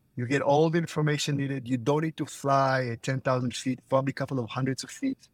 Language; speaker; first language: English; non-native, fluent; Hebrew